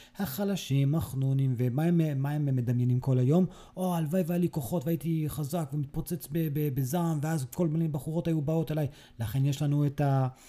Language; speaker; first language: Hebrew; early bilingual, other home language; English